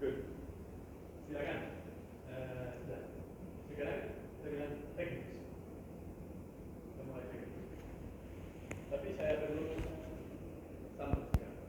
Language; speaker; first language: Indonesian; non-native, learner; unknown